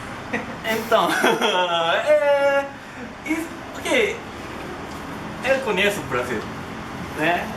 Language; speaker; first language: Portuguese; non-native, learner; Japanese